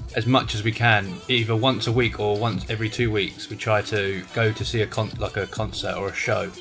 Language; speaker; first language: English; native; English